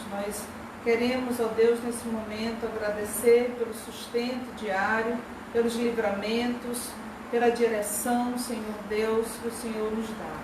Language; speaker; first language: Portuguese; native; Portuguese